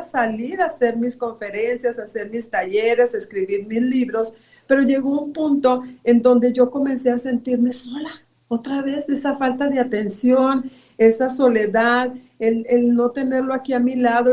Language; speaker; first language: Spanish; native; Spanish